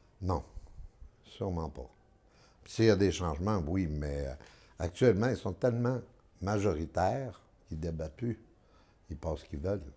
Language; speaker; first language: French; native; French